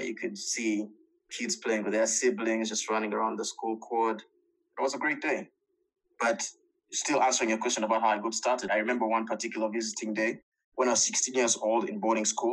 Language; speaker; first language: English; non-native, local second language; Ganda